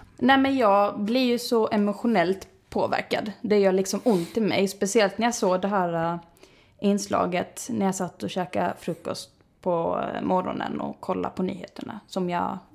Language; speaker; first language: Swedish; native; Swedish